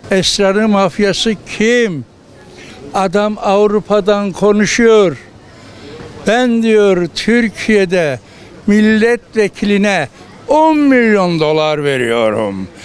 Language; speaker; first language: Turkish; native; Turkish